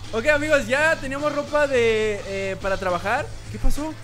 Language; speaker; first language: Spanish; native; Spanish